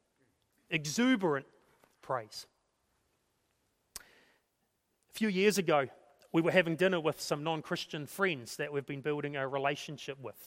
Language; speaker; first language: English; native; English